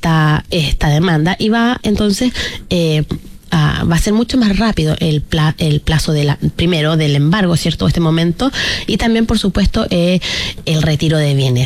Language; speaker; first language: Spanish; native; Spanish